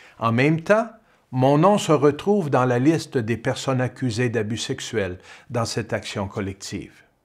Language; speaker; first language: French; native; French